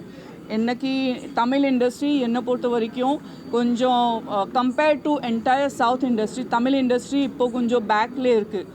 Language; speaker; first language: Tamil; non-native, fluent; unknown